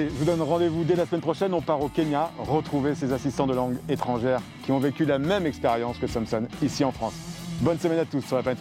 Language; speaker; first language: French; native; French